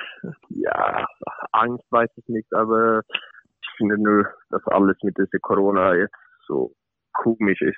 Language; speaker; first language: German; non-native, fluent; Swedish